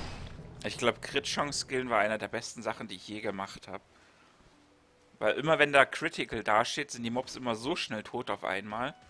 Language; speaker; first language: German; native; German